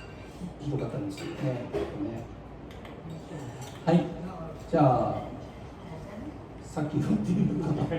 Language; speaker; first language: Japanese; native; Japanese